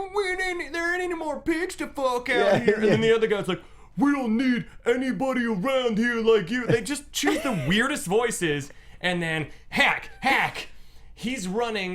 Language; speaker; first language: English; native; English